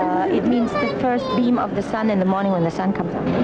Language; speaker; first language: English; non-native, fluent; German